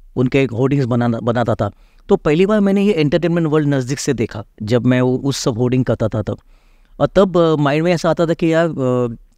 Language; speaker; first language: Hindi; non-native, local second language; Marathi